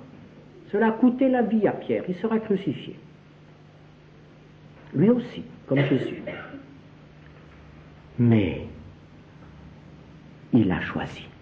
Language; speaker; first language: French; native; French